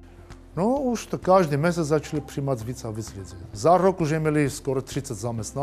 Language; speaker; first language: Czech; non-native, learner; Armenian